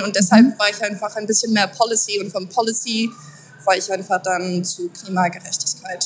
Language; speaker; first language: German; non-native, fluent; French